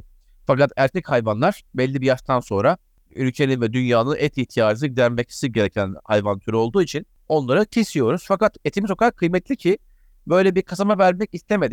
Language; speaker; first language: Turkish; native; Turkish